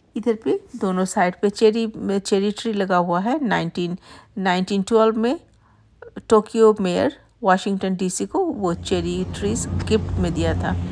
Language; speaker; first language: Hindi; non-native, local second language; Bangla